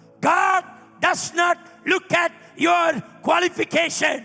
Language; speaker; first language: English; non-native, local second language; Tamil